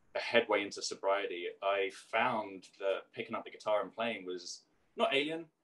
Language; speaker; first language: English; native; English